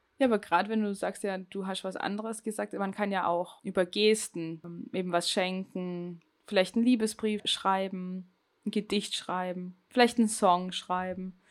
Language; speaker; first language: German; native; German